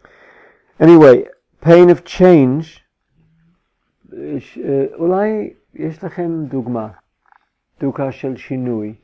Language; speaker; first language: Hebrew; non-native, fluent; English